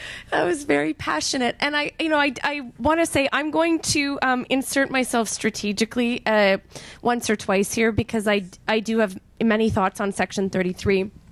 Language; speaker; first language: English; native; English